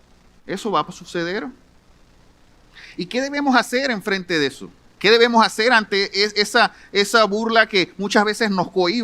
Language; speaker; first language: Spanish; native; Spanish